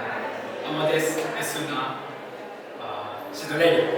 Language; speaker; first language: Spanish; non-native, learner; Japanese